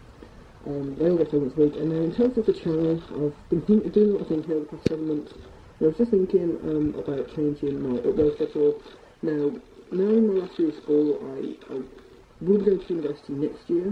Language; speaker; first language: English; native; English